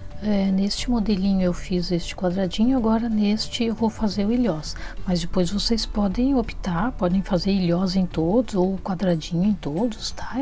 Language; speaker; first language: Portuguese; native; Portuguese